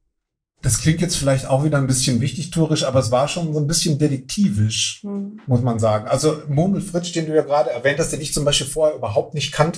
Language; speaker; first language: German; native; German